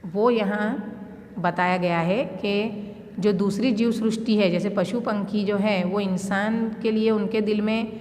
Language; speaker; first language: Urdu; non-native, local second language; Gujarati